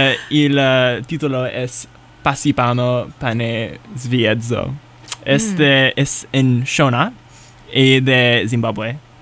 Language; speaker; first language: Spanish; non-native, learner; English